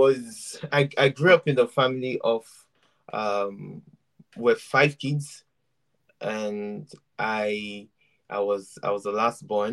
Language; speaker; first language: English; non-native, local second language; Yoruba